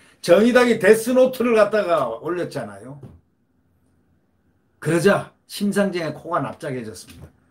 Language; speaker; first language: Korean; native; Korean